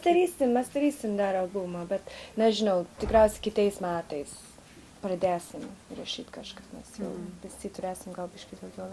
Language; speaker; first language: Lithuanian; non-native, learner; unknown